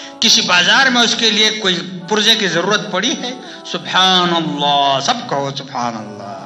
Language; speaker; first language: Urdu; non-native, local second language; Pashto